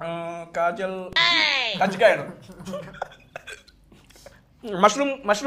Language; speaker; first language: Telugu; native; Telugu